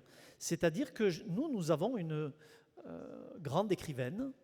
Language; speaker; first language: French; native; French